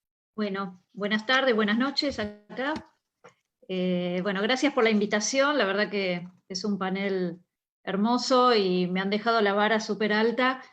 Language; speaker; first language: Spanish; native; Spanish